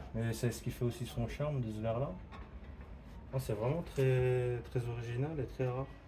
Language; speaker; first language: French; native; French